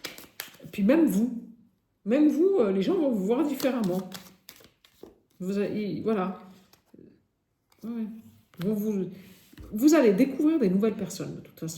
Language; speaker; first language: French; native; French